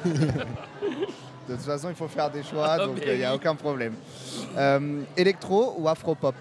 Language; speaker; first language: French; native; French